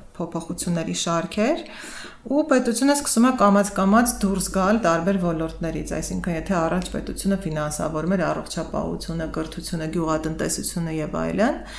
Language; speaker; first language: Armenian; native; Armenian